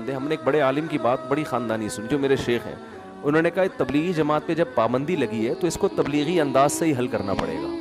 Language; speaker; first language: Urdu; native; Urdu